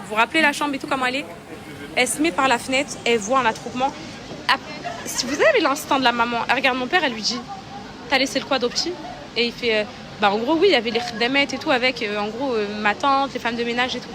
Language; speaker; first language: French; native; French